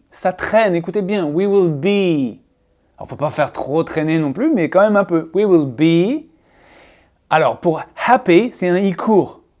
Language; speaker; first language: French; native; French